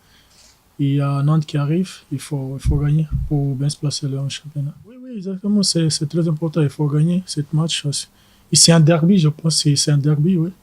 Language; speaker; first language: French; non-native, learner; Portuguese